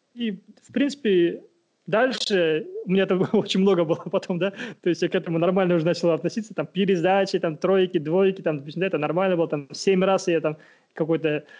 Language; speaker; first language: Russian; non-native, local second language; Kazakh